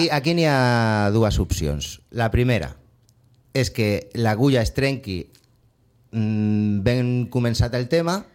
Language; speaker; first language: Catalan; non-native, local second language; Spanish